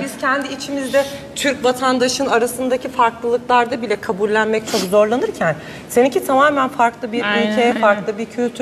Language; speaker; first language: Turkish; native; Turkish